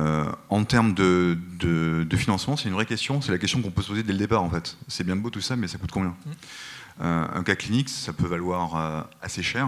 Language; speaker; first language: French; native; French